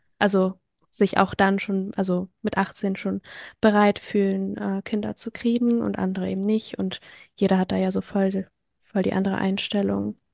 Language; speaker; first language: German; early bilingual, other home language; French